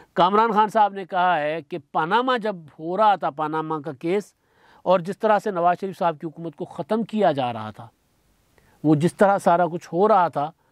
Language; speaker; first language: Urdu; non-native, local second language; Sindhi